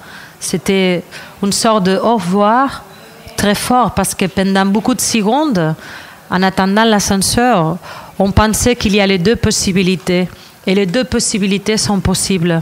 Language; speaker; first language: French; non-native, fluent; Catalan